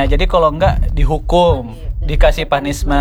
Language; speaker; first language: Indonesian; native; Indonesian